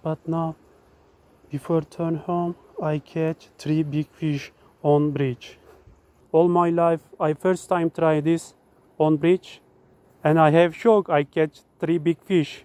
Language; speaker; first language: English; non-native, learner; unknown